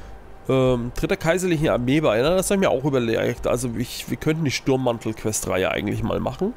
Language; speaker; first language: German; native; German